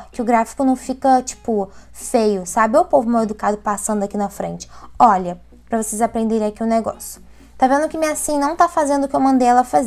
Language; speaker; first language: Portuguese; native; Portuguese